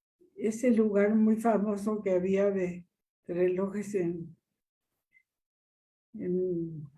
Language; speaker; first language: Spanish; early bilingual, other home language; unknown